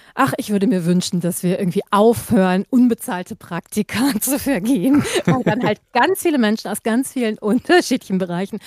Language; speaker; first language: German; native; German